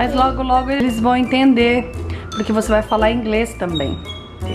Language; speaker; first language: Portuguese; native; Portuguese